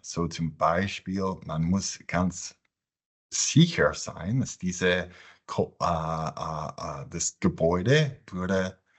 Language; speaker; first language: German; non-native, fluent; English